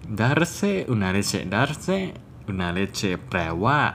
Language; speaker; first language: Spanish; non-native, fluent; Thai